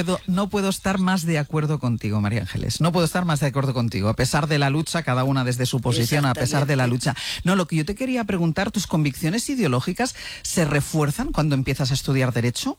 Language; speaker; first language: Spanish; native; Spanish